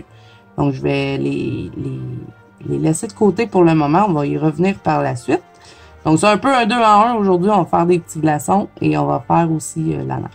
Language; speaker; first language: French; native; French